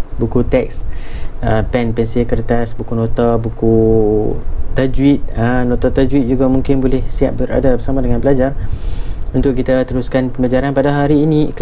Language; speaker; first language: Malay; native; Malay